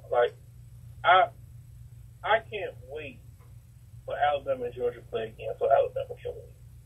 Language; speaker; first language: English; native; English